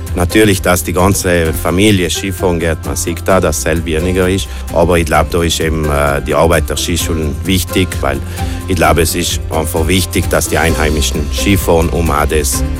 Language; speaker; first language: German; native; German